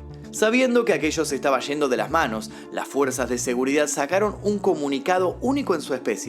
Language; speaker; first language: Spanish; native; Spanish